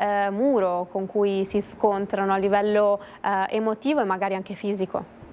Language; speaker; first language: Italian; native; Italian